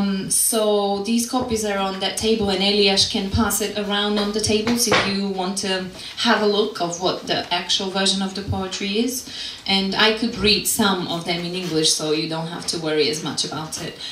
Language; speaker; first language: English; non-native, fluent; Macedonian